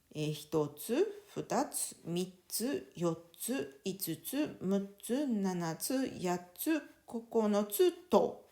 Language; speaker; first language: Japanese; native; Japanese